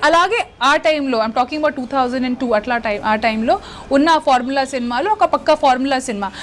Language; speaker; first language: Telugu; non-native, local second language; Hindi